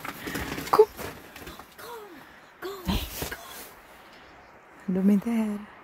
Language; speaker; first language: Swedish; non-native, learner; Filipino